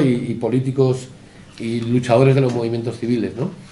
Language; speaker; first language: Spanish; native; Spanish